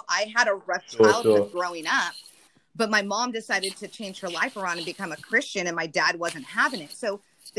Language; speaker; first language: English; native; English